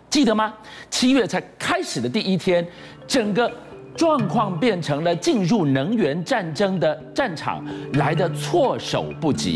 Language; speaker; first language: Chinese; native; Chinese